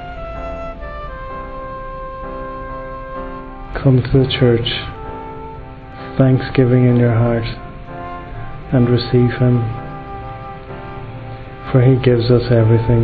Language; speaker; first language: English; native; English